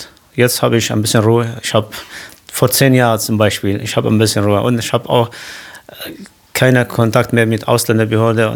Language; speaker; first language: German; non-native, fluent; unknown